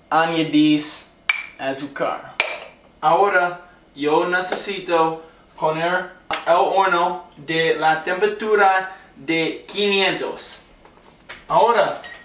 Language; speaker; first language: Spanish; non-native, learner; English